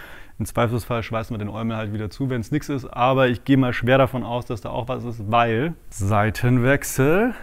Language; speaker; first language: German; native; German